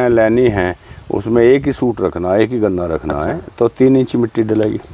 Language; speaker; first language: Hindi; native; Hindi